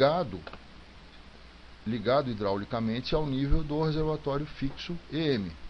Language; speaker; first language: Portuguese; native; Portuguese